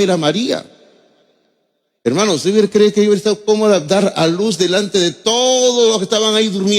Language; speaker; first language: Spanish; native; Spanish